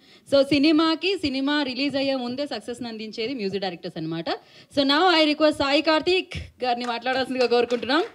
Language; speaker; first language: Telugu; native; Telugu